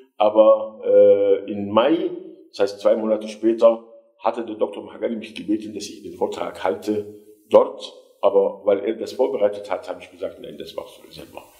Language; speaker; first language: German; non-native, fluent; Arabic